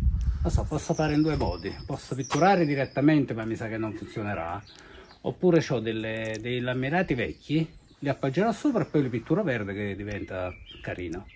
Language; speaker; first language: Italian; non-native, fluent; English